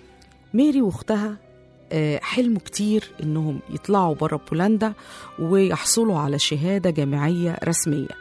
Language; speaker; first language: Arabic; native; Arabic